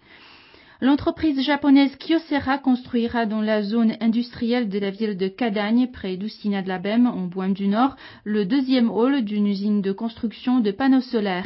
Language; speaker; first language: French; native; French